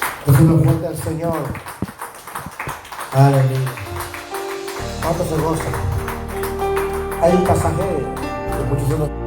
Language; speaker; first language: Spanish; native; Spanish